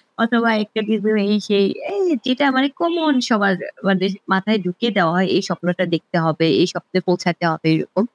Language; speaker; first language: Bangla; non-native, local second language; Garo